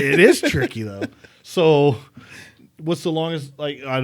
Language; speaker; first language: English; native; English